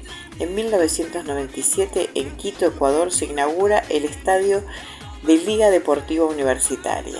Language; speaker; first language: Spanish; native; Spanish